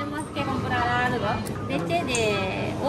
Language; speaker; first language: Spanish; non-native, fluent; Japanese